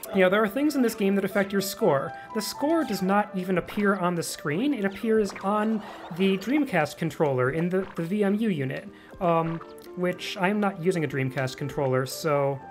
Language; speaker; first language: English; native; English